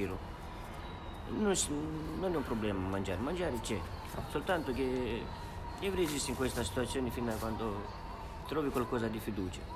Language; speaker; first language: Italian; non-native, fluent; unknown